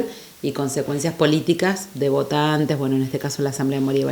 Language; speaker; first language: Spanish; native; Spanish